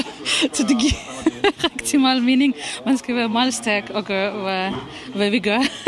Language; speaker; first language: Danish; non-native, fluent; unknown